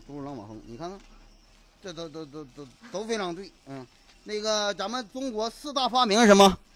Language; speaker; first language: Chinese; native; Chinese